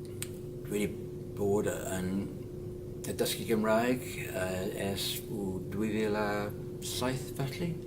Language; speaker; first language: Welsh; non-native, learner; English